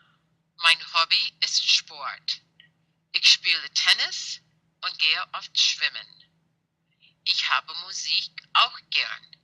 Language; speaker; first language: German; non-native, fluent; English